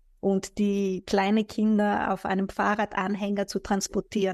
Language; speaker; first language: German; non-native, fluent; Greek